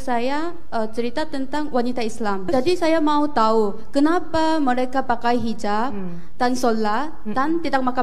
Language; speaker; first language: Indonesian; non-native, fluent; Korean